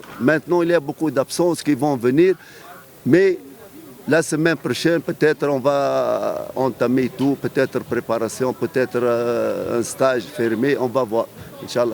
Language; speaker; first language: French; non-native, local second language; Arabic